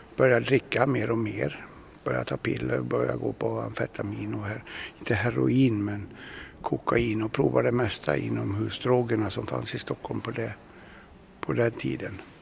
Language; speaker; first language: Swedish; native; Swedish